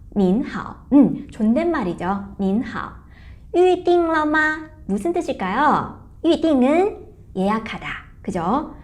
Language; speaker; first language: Korean; non-native, fluent; Chinese